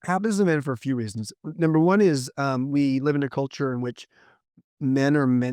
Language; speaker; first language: English; native; English